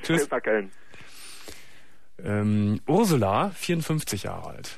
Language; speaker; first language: German; native; German